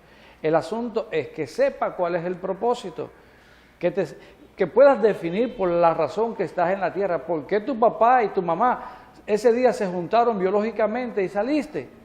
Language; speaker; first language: Spanish; native; Spanish